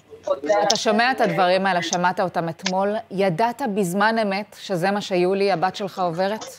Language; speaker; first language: Hebrew; native; Hebrew